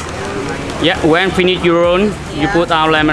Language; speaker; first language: English; non-native, learner; Vietnamese